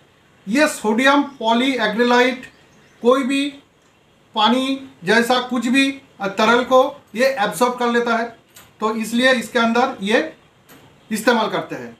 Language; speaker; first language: Hindi; non-native, local second language; Bangla